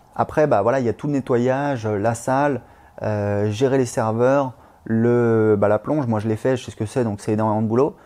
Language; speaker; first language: French; native; French